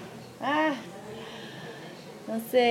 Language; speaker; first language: Spanish; non-native, learner; English